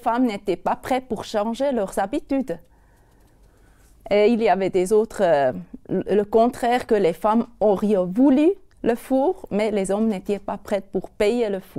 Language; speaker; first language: French; non-native, local second language; German